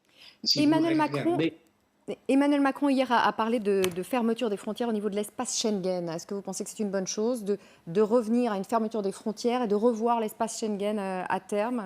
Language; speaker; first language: French; native; French